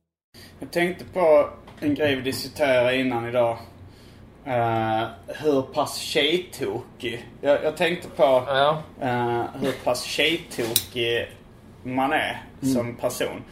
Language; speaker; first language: Swedish; native; Swedish